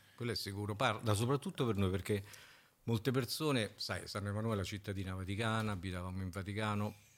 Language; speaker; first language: Italian; native; Italian